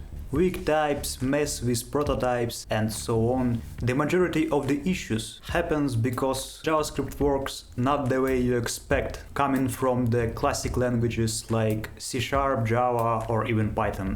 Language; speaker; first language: English; non-native, fluent; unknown